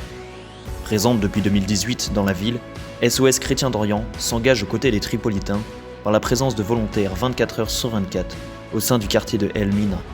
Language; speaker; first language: French; native; French